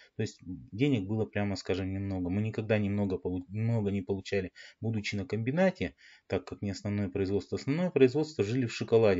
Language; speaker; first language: Russian; native; Russian